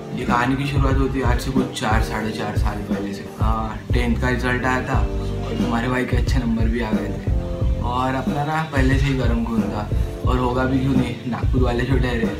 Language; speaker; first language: Hindi; non-native, local second language; Marathi